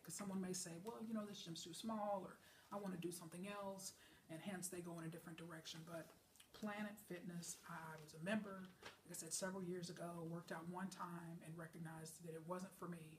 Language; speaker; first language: English; native; English